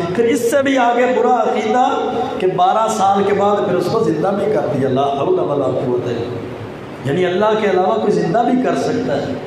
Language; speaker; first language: Urdu; non-native, local second language; Punjabi